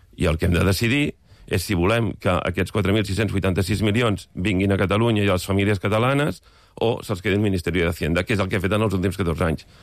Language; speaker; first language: Catalan; native; Catalan